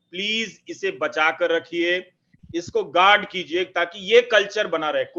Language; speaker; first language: Hindi; native; Hindi